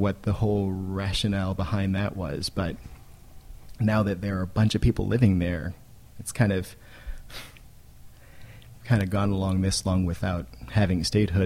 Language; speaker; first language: English; native; English